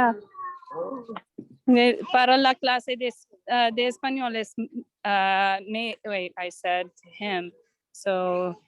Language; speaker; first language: Spanish; non-native, learner; English